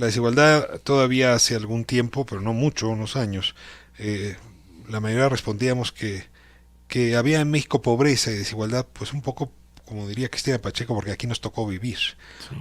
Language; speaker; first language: Spanish; native; Spanish